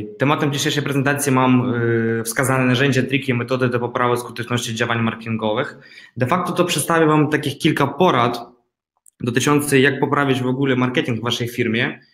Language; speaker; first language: Polish; non-native, fluent; Ukrainian